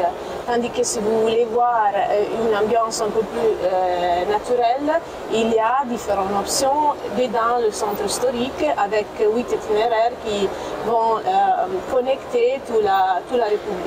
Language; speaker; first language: French; non-native, fluent; Italian